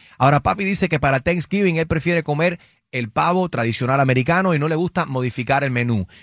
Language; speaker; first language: Spanish; early bilingual, heritage; Spanish